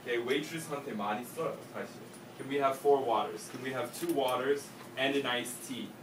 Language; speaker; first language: English; native; English